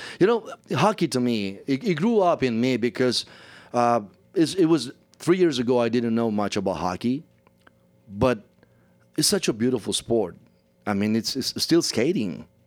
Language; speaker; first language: English; non-native, fluent; Spanish